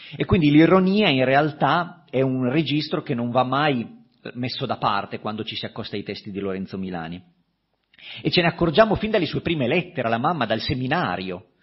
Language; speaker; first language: Italian; native; Italian